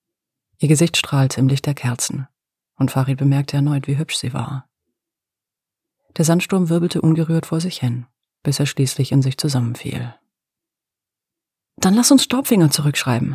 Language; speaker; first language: German; native; German